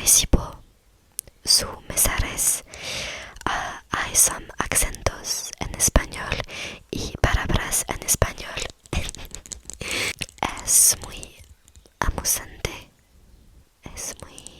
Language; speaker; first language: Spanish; non-native, learner; French